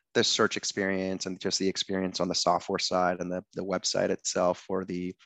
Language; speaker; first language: English; non-native, fluent; Spanish